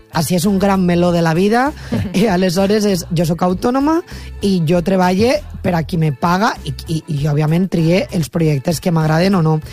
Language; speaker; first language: Catalan; native; Catalan